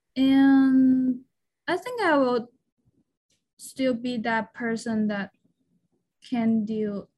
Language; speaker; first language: English; non-native, fluent; Chinese